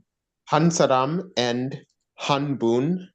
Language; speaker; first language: Korean; non-native, learner; English